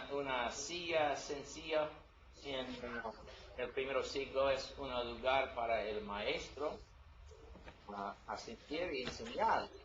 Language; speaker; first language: Spanish; non-native, learner; English